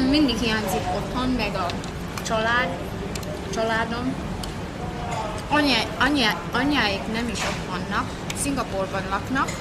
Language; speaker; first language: Hungarian; early bilingual, heritage; Hungarian